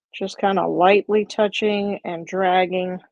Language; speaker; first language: English; native; English